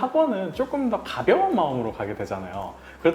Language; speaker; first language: Korean; native; Korean